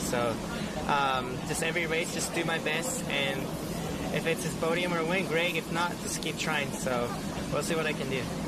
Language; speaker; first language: English; early bilingual, other home language; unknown